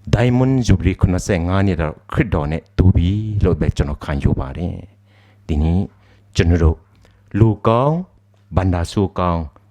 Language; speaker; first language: Burmese; non-native, local second language; Tedim Chin